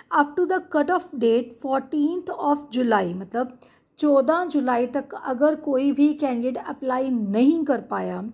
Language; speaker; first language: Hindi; non-native, local second language; Punjabi